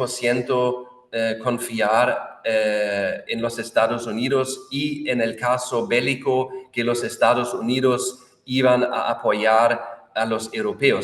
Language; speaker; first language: Spanish; non-native, fluent; German